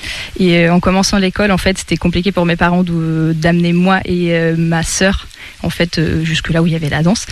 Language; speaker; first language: French; non-native, fluent; Russian